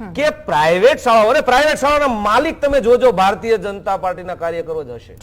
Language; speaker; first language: Gujarati; native; Gujarati